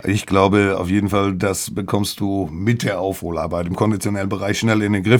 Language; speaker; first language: German; native; German